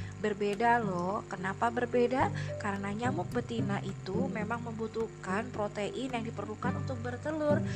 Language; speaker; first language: Indonesian; native; Indonesian